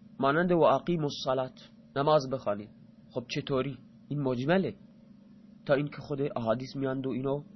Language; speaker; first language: Persian; non-native, local second language; Baluchi